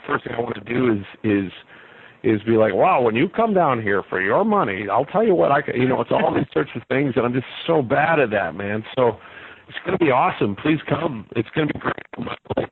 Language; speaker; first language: English; native; English